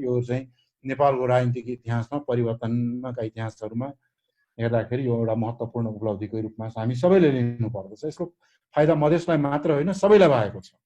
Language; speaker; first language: Nepali; non-native, local second language; Maithili